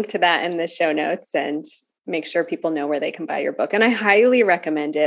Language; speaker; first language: English; native; English